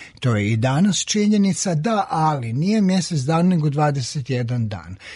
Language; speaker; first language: Croatian; native; Croatian